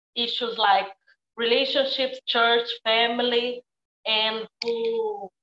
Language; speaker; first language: English; non-native, fluent; Portuguese